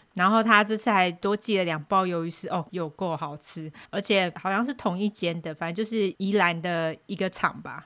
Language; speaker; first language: Chinese; native; Chinese